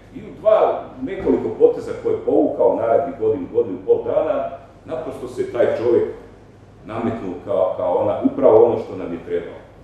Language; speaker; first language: Croatian; native; Croatian